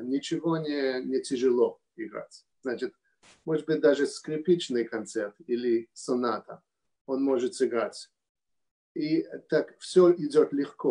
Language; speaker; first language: Russian; early bilingual, heritage; Russian